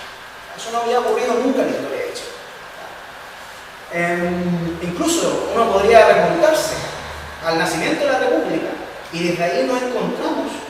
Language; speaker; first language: Spanish; native; Spanish